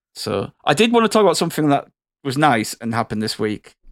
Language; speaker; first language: English; native; English